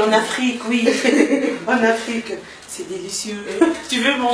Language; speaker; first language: French; non-native, local second language; Arabic